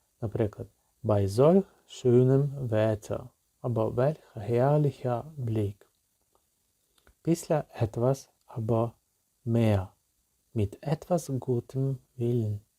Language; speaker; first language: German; non-native, learner; Ukrainian